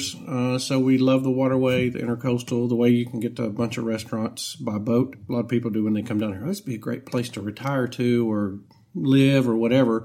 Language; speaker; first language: English; native; English